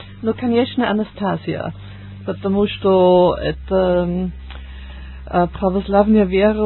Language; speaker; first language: Russian; non-native, learner; German